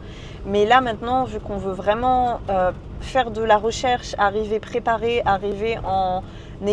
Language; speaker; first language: French; native; French